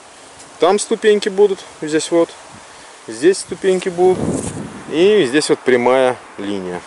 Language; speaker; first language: Russian; native; Russian